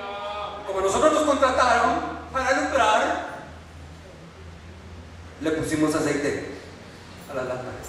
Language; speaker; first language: Spanish; native; Spanish